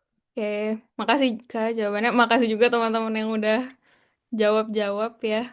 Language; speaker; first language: Indonesian; native; Indonesian